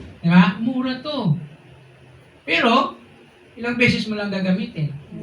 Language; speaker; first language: Filipino; non-native, local second language; Hiligaynon